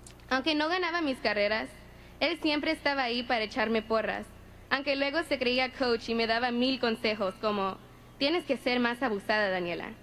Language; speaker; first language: Spanish; early bilingual, heritage; Spanish